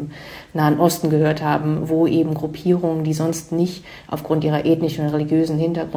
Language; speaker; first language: German; native; German